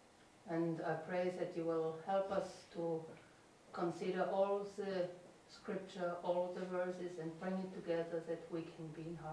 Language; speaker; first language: English; non-native, fluent; German